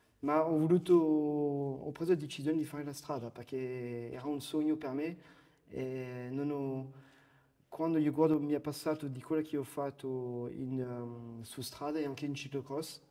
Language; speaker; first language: Italian; non-native, fluent; French